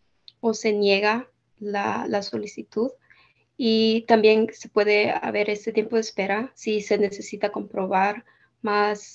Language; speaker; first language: Spanish; early bilingual, heritage; Spanish